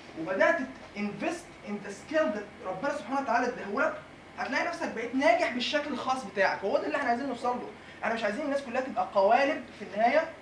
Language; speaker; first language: Arabic; native; Arabic